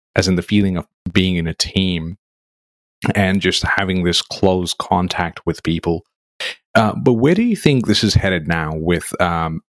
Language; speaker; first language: English; non-native, local second language; Nepali